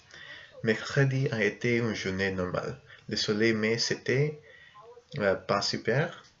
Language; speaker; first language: French; non-native, learner; English